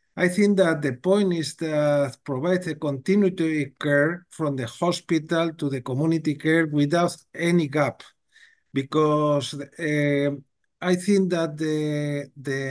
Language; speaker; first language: English; non-native, learner; Spanish